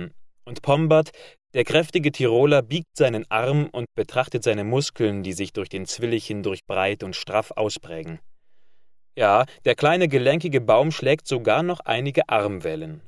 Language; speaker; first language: German; native; German